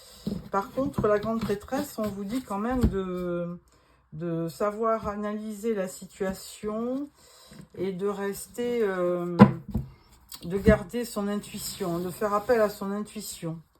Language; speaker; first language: French; native; French